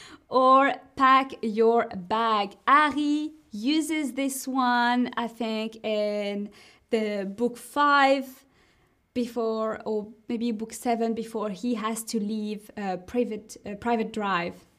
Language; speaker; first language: English; non-native, fluent; French